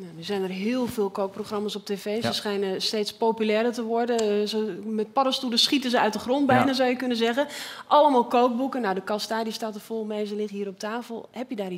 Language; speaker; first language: Dutch; native; Dutch